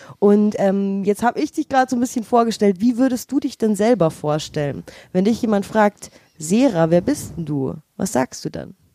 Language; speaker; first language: German; native; German